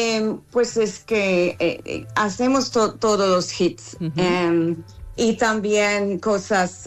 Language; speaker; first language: Spanish; non-native, fluent; English